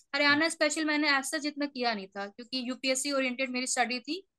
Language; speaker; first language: Hindi; native; Hindi